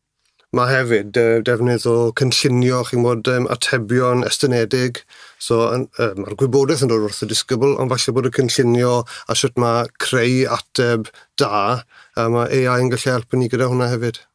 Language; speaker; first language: Welsh; native; Welsh